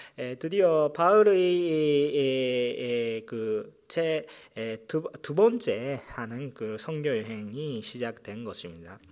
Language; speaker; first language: Korean; non-native, fluent; Japanese